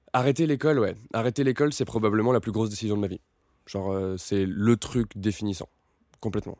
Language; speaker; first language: French; native; French